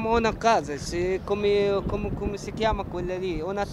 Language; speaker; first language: Italian; non-native, learner; Arabic